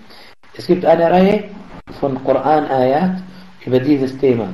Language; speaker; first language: German; non-native, fluent; Arabic